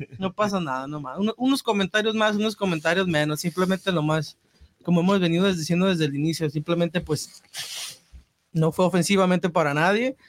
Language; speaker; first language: Spanish; early bilingual, heritage; Spanish